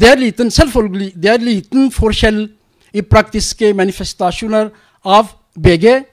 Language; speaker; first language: Norwegian; non-native, learner; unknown